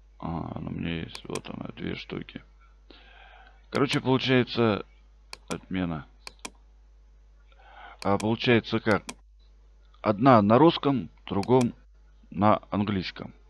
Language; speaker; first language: Russian; native; Russian